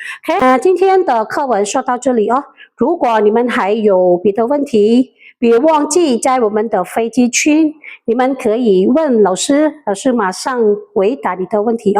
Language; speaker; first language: Chinese; non-native, fluent; Khmer